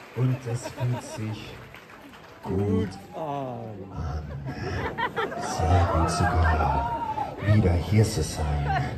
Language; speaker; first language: German; non-native, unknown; Swedish